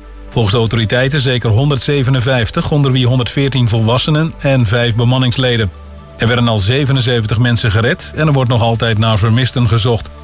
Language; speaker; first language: Dutch; native; Dutch